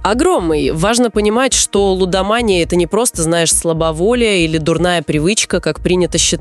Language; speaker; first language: Russian; native; Russian